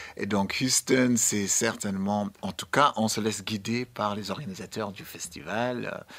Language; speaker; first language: French; non-native, fluent; English